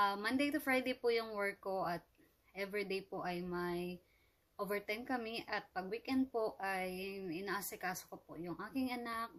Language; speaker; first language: Filipino; native; Filipino